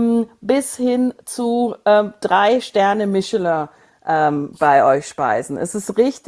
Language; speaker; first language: German; native; German